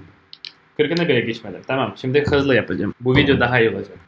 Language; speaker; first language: Turkish; non-native, fluent; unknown